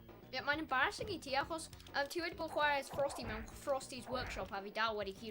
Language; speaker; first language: Welsh; non-native, local second language; English